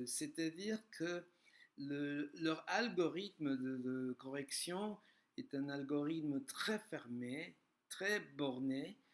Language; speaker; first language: French; non-native, fluent; Spanish